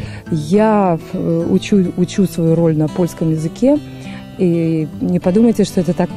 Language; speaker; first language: Polish; non-native, learner; Ukrainian